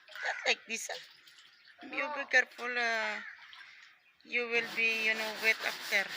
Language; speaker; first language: English; non-native, learner; Hiligaynon